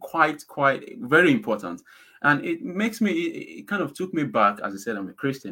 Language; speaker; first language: English; non-native, local second language; Yoruba